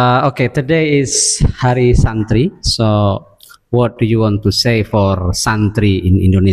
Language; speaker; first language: English; non-native, fluent; Indonesian